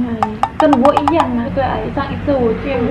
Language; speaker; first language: Chinese; non-native, learner; Javanese